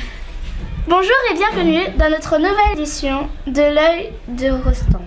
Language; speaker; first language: French; native; French